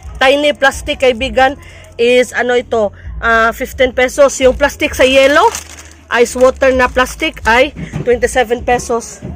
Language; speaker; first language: Filipino; non-native, local second language; Cebuano